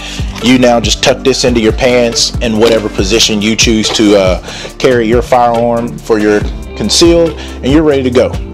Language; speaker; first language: English; native; English